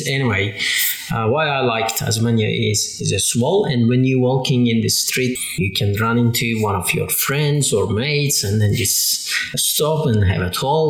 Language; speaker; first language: English; non-native, fluent; Turkish